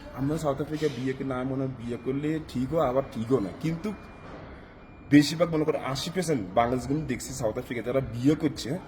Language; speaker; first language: Bangla; non-native, learner; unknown